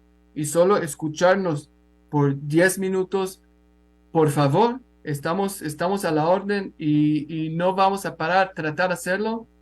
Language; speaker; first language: Spanish; non-native, fluent; Hebrew